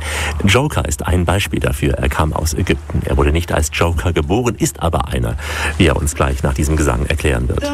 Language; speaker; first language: German; native; German